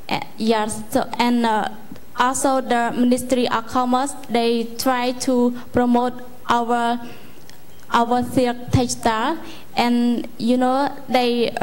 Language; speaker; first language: English; non-native, learner; Khmer